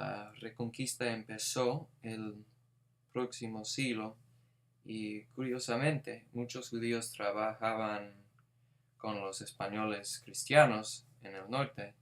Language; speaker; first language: Spanish; non-native, fluent; English